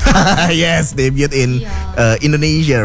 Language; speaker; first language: English; non-native, learner; Indonesian